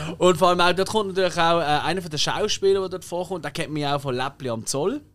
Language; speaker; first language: German; native; German